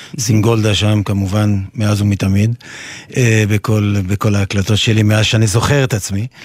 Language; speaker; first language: Hebrew; non-native, fluent; French